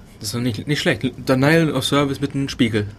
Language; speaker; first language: German; native; German